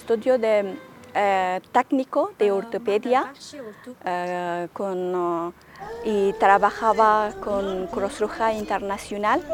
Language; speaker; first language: Spanish; non-native, learner; Persian